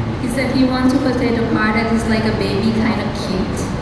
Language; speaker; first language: English; non-native, fluent; Thai